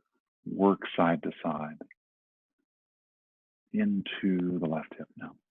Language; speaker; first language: English; native; English